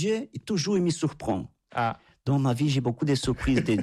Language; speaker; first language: French; non-native, fluent; Portuguese